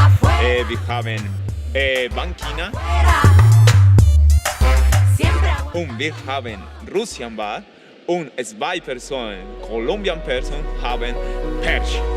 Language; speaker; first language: German; non-native, learner; Spanish